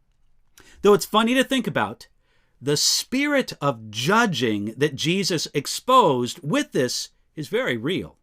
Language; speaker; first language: English; native; English